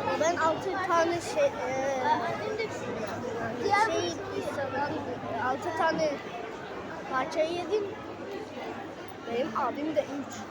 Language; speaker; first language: Turkish; early bilingual, heritage; Turkish